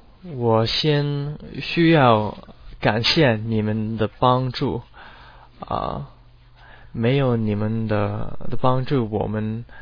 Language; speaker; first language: Chinese; non-native, learner; English